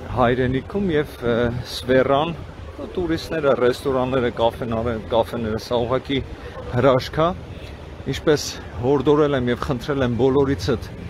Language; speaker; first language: Armenian; native; Armenian